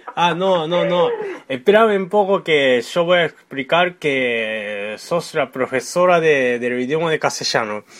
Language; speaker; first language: Spanish; non-native, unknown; Japanese